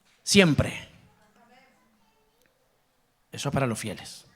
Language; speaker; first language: Spanish; native; Spanish